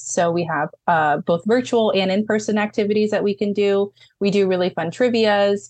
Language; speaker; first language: English; native; English